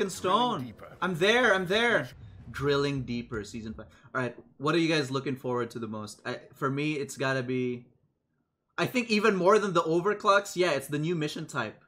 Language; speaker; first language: English; native; English